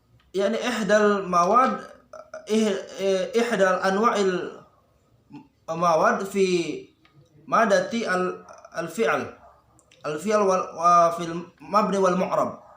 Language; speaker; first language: Arabic; non-native, learner; Indonesian